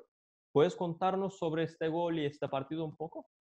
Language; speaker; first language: Spanish; non-native, fluent; Turkish